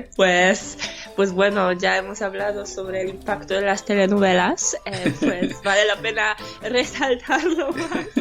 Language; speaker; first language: Spanish; non-native, fluent; Polish